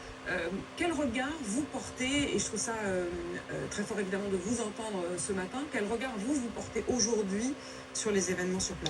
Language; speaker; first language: French; native; French